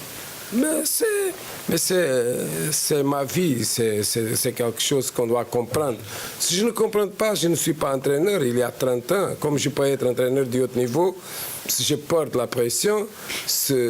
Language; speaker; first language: French; non-native, fluent; Portuguese